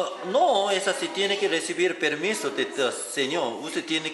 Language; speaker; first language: Spanish; non-native, learner; Korean